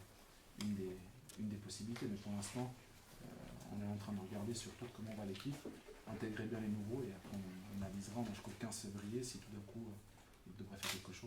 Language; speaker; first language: French; native; French